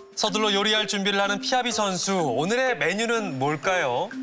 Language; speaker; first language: Korean; native; Korean